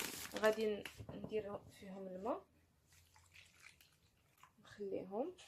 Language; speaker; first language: Arabic; native; Arabic